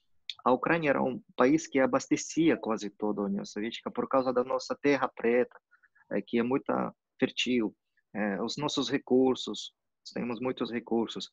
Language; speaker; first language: Portuguese; non-native, fluent; Russian